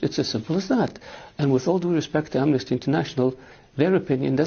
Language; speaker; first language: English; non-native, fluent; Arabic